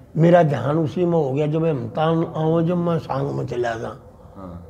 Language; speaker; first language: Hindi; native; Hindi